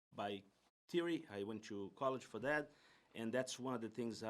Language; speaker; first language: English; non-native, fluent; Portuguese